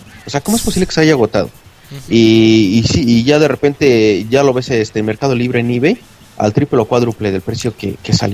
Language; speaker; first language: Spanish; native; Spanish